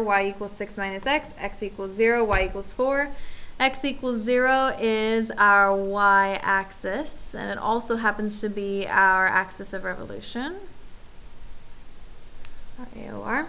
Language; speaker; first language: English; native; English